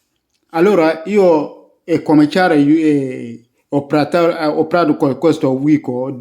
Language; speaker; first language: Italian; non-native, learner; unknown